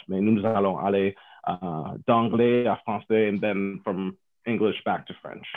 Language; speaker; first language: French; non-native, fluent; English